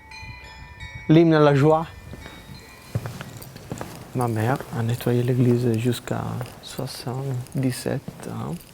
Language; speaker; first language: French; non-native, learner; Italian